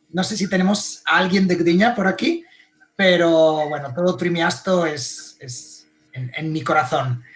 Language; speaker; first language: Spanish; native; Spanish